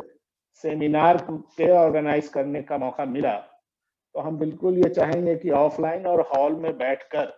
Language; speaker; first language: Urdu; native; Urdu